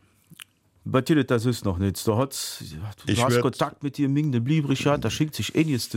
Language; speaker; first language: German; native; German